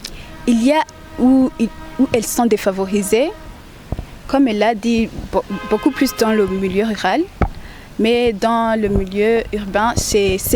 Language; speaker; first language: French; non-native, local second language; Rundi